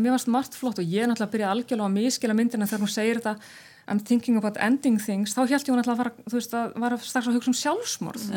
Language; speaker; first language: Icelandic; non-native, fluent; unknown